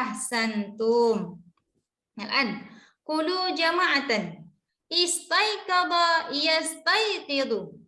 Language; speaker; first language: Arabic; non-native, learner; Indonesian